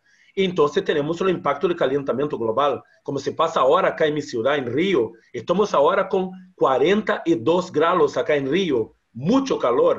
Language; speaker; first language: Spanish; non-native, learner; Portuguese